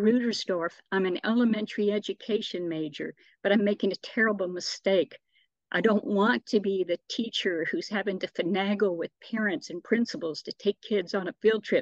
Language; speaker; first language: English; native; English